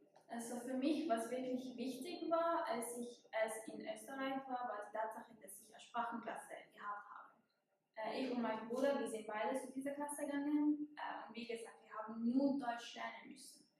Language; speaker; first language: German; non-native, fluent; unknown